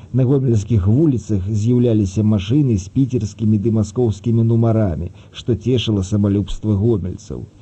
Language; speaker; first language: Belarusian; early bilingual, other home language; Russian